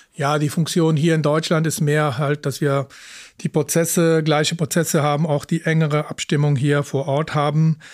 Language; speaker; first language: German; early bilingual, other home language; Punjabi